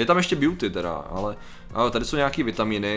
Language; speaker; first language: Czech; native; Czech